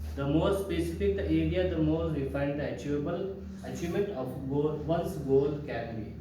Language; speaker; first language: English; non-native, local second language; Marathi